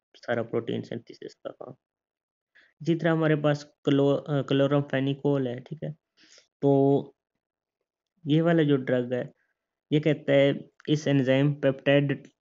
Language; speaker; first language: Hindi; native; Hindi